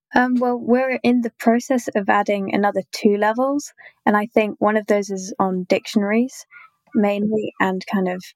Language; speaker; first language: English; native; English